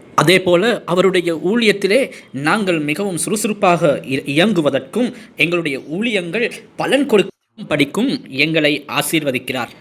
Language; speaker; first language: Tamil; non-native, fluent; English